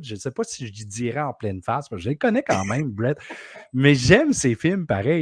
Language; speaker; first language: French; native; French